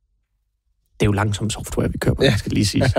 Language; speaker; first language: Danish; native; Danish